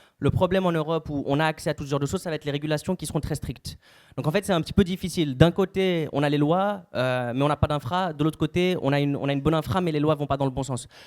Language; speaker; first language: French; native; French